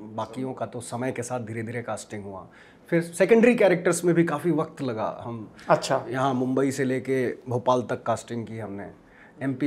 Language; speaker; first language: Hindi; native; Hindi